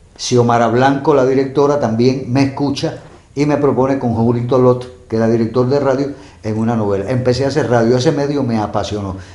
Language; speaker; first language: Spanish; native; Spanish